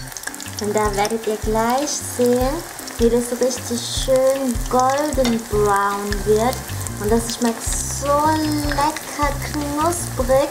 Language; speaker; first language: German; early bilingual, other home language; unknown